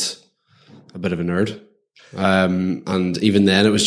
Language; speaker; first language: English; native; English